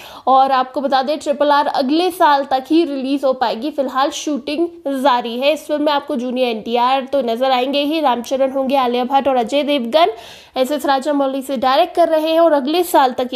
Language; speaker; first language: Hindi; native; Hindi